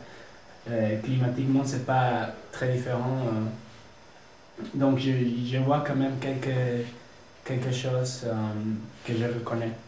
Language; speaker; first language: French; non-native, fluent; Spanish